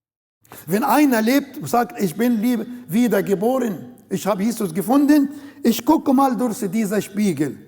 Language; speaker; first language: German; non-native, learner; Arabic